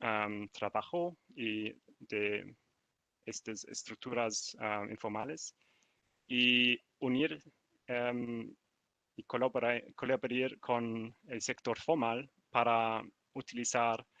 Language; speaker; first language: Spanish; non-native, learner; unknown